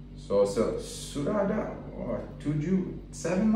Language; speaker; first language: Indonesian; non-native, learner; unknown